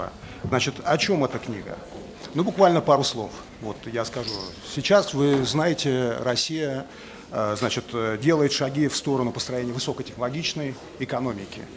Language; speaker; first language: Russian; native; Russian